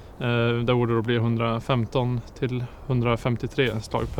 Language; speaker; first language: Swedish; native; Swedish